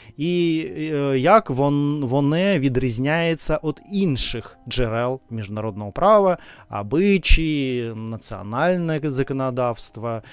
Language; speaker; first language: Ukrainian; non-native, learner; Russian